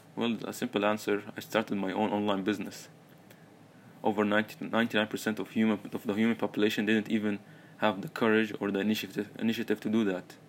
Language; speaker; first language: English; early bilingual, other home language; Arabic